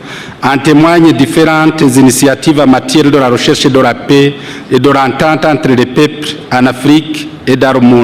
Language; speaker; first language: French; non-native, local second language; Rundi